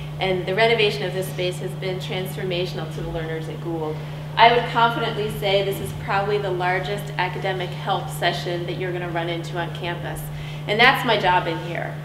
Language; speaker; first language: English; native; English